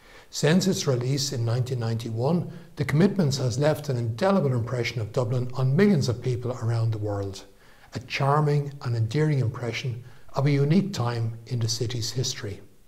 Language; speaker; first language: English; native; English